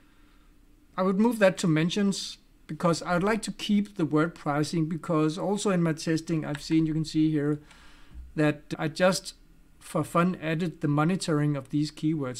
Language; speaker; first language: English; non-native, fluent; Danish